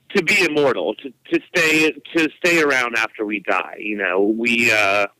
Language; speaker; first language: English; native; English